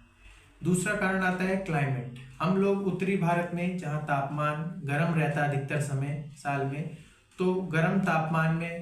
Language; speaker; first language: Hindi; native; Hindi